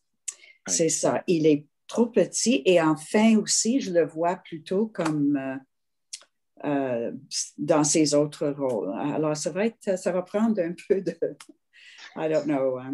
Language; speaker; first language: French; non-native, fluent; English